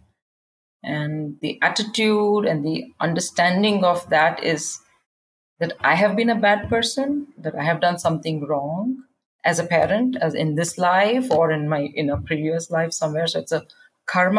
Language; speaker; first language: English; non-native, local second language; Kannada